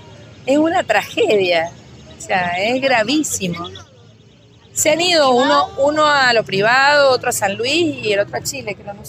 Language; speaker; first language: Spanish; native; Spanish